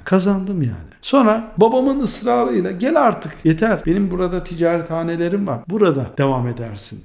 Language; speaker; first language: Turkish; early bilingual, heritage; Turkish